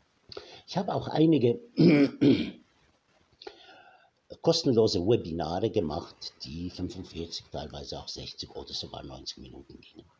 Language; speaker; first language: German; non-native, fluent; Arabic